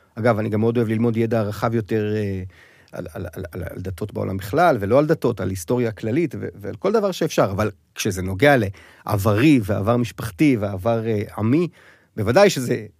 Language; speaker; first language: Hebrew; native; Hebrew